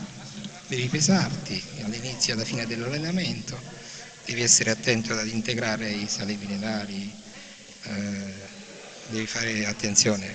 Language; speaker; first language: Italian; native; Italian